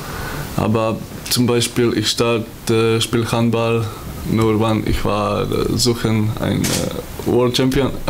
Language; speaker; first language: German; non-native, learner; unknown